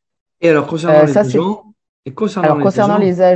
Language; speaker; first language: French; native; French